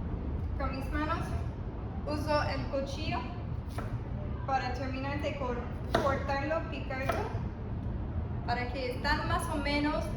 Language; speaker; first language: Spanish; early bilingual, heritage; Spanish